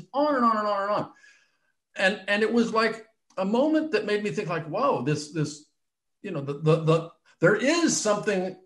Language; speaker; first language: English; native; English